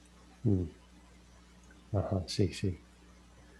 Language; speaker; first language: Spanish; non-native, learner; English